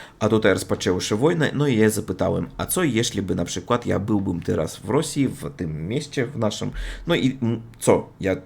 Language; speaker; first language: Polish; non-native, learner; Russian